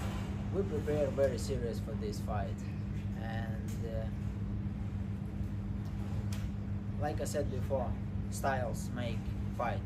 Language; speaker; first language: English; non-native, learner; Ukrainian